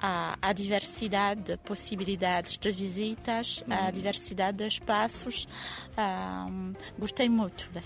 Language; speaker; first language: Portuguese; non-native, fluent; French